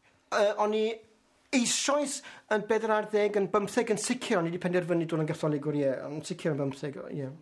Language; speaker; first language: Welsh; native; Welsh